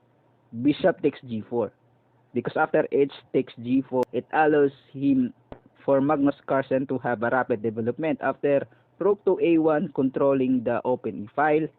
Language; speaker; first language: English; non-native, local second language; Filipino